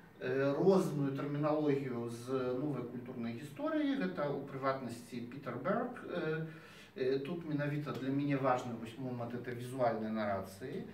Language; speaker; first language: Belarusian; native; Belarusian